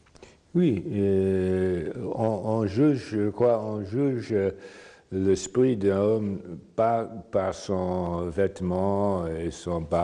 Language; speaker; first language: French; non-native, fluent; English